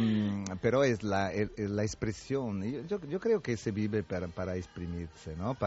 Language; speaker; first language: Spanish; non-native, fluent; Italian